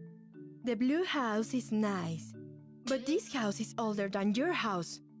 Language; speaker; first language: English; non-native, fluent; Spanish